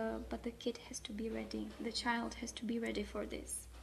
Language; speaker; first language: English; non-native, fluent; Czech